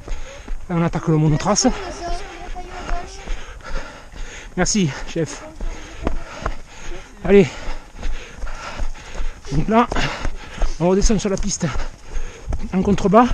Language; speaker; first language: French; native; French